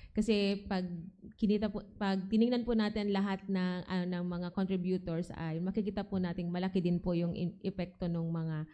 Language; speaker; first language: Filipino; non-native, local second language; Bikol